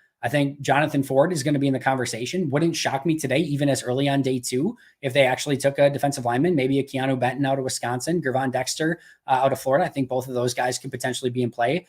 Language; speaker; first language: English; native; English